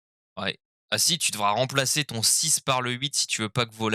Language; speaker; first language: French; native; French